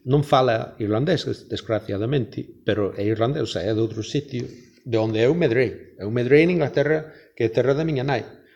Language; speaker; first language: Galician; non-native, fluent; English